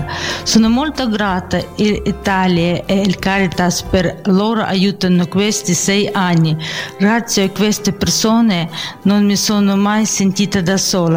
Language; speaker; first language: Italian; non-native, learner; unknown